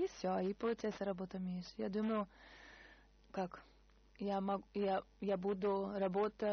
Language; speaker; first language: Russian; non-native, learner; Portuguese